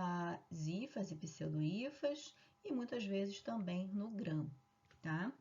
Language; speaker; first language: Portuguese; native; Portuguese